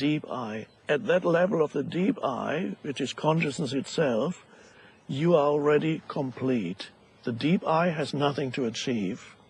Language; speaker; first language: English; non-native, fluent; German